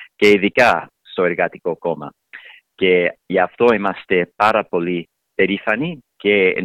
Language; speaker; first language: Greek; early bilingual, other home language; English